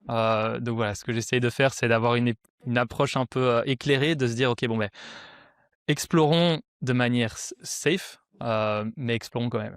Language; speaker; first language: French; native; French